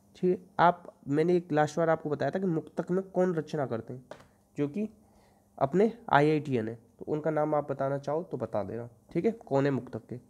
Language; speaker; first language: Hindi; native; Hindi